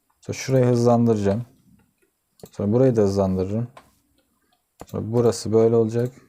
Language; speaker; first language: Turkish; native; Turkish